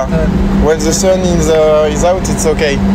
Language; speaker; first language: English; non-native, learner; French